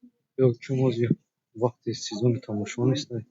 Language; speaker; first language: Persian; native; Persian